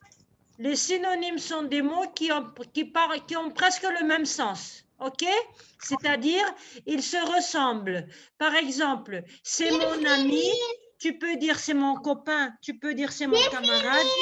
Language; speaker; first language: French; non-native, local second language; Arabic